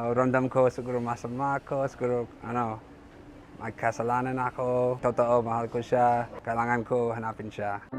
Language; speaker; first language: Filipino; non-native, learner; English